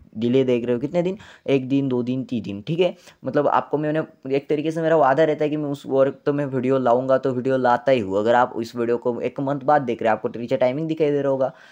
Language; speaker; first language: Hindi; non-native, local second language; Marathi